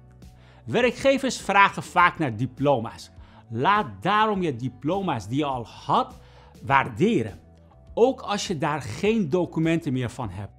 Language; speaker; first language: Dutch; non-native, fluent; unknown